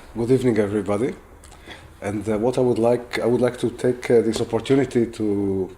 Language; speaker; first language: English; non-native, fluent; Hebrew